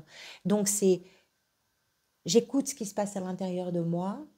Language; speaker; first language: French; native; French